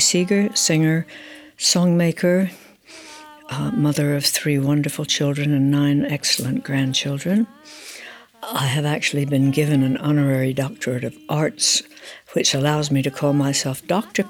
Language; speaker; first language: English; native; English